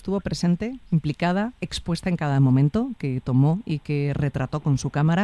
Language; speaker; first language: Spanish; native; Spanish